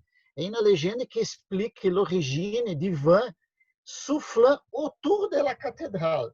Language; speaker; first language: French; non-native, learner; Portuguese